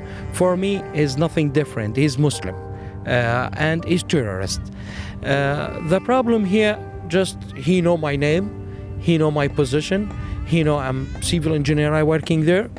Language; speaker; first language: English; non-native, learner; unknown